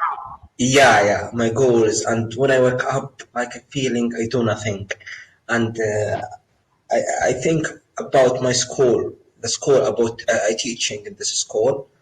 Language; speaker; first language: English; non-native, learner; Arabic